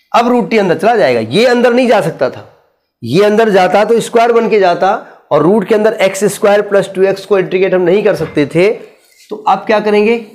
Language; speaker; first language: Hindi; native; Hindi